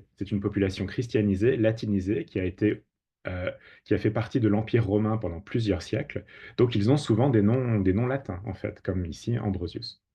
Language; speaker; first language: French; native; French